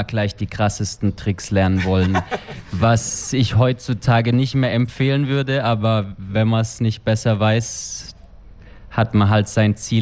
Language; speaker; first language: German; native; German